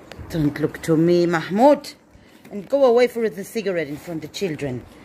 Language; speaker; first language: English; non-native, learner; German